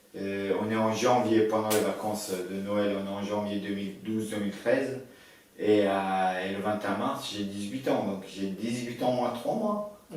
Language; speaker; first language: French; early bilingual, other home language; Persian